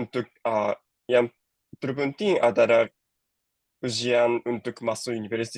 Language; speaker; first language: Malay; non-native, learner; Japanese